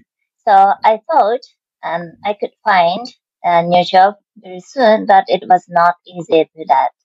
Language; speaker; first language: English; non-native, learner; Japanese